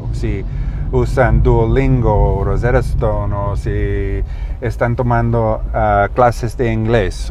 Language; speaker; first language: Spanish; non-native, learner; English